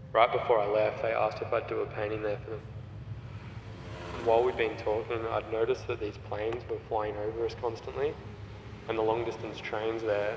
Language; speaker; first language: English; native; English